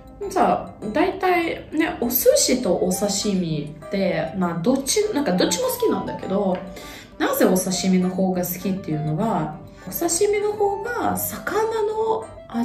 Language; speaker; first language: Japanese; non-native, fluent; Russian